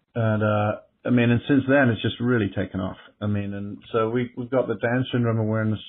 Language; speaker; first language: English; native; English